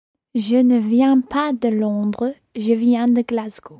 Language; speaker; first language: French; non-native, learner; English